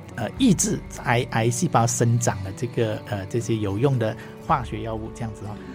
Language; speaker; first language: Chinese; non-native, local second language; Hakka Chinese